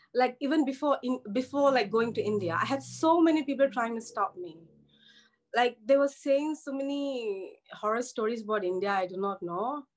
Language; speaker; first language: English; non-native, local second language; Telugu